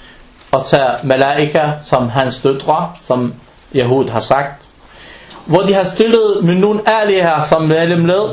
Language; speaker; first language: Danish; non-native, local second language; Arabic